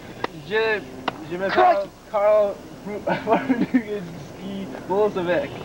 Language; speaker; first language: French; non-native, learner; English